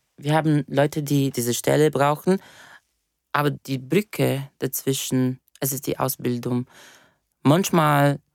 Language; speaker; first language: German; non-native, fluent; Portuguese